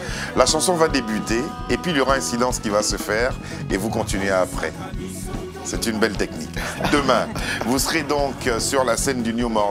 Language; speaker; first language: French; native; French